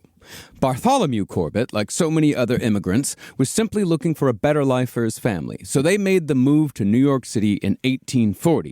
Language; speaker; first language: English; native; English